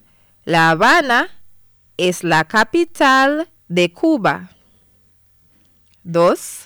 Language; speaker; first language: Spanish; non-native, fluent; English